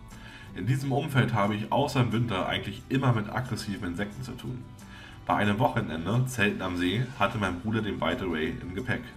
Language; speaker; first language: German; native; German